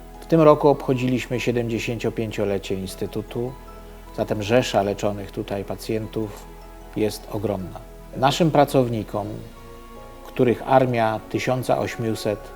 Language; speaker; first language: Polish; native; Polish